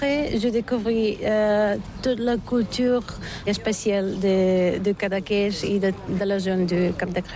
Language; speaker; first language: French; non-native, learner; Bulgarian